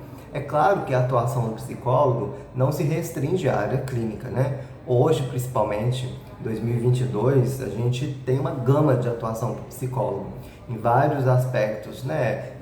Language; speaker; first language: Portuguese; native; Portuguese